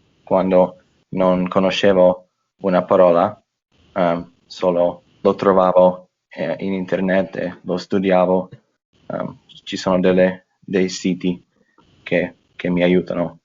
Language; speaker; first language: Italian; non-native, fluent; English